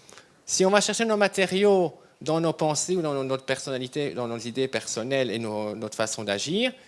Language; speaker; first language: French; native; French